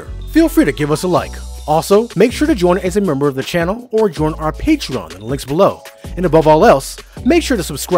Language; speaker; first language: English; native; English